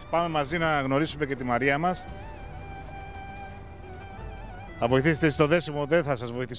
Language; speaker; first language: Greek; native; Greek